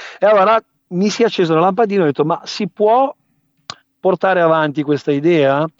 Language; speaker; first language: Italian; native; Italian